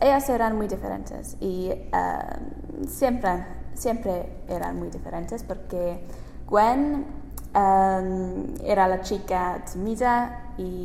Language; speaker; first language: Spanish; non-native, learner; English